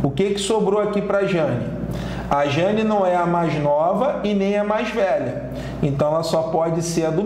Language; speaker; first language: Portuguese; native; Portuguese